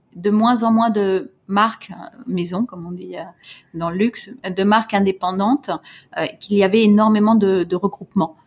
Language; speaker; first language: French; native; French